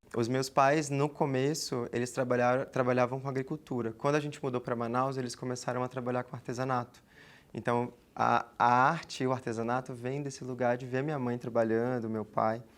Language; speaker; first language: Portuguese; native; Portuguese